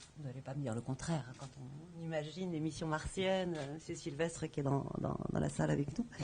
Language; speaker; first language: French; native; French